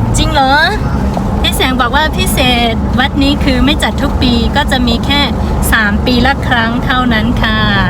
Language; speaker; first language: Thai; non-native, local second language; Shan